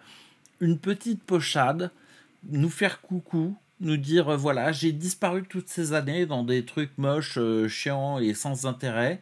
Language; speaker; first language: French; native; French